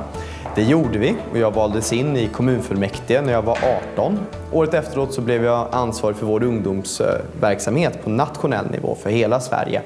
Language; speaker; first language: Swedish; native; Swedish